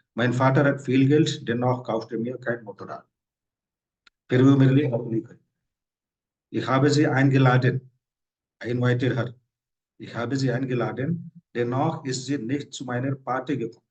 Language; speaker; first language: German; non-native, fluent; Hindi